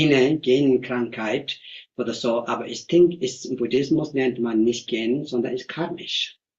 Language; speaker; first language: German; non-native, fluent; Tibetan